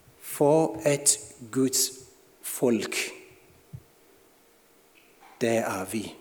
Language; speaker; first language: Norwegian; non-native, fluent; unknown